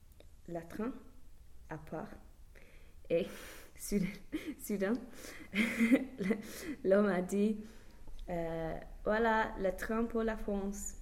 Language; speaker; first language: French; non-native, learner; English